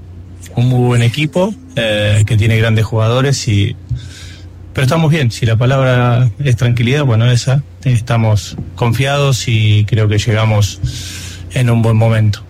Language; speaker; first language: Spanish; native; Spanish